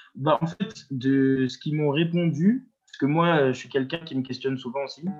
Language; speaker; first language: French; native; French